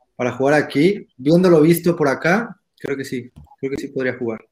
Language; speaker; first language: Spanish; native; Spanish